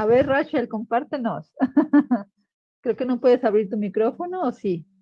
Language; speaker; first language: Spanish; native; Spanish